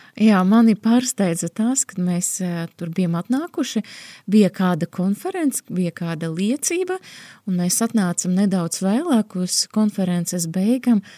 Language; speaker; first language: Latvian; non-native, local second language; Russian